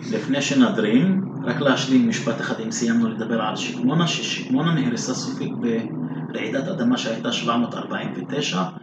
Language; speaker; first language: Hebrew; non-native, local second language; Arabic